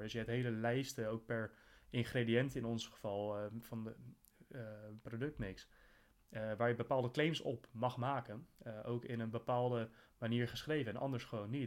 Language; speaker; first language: Dutch; native; Dutch